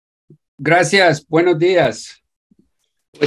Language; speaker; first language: Spanish; non-native, fluent; English